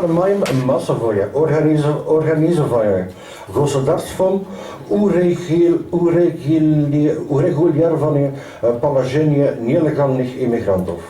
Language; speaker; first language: Russian; non-native, learner; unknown